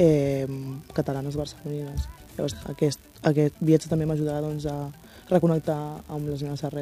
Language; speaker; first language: Catalan; early bilingual, other home language; Wolof